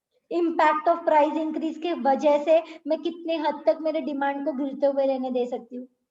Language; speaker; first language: Hindi; native; Hindi